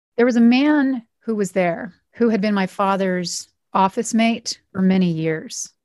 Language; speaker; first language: English; native; English